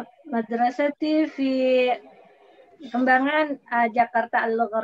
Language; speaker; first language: Arabic; non-native, learner; Indonesian